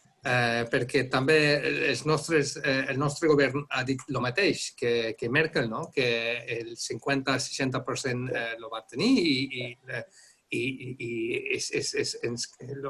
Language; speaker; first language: Catalan; non-native, fluent; Dutch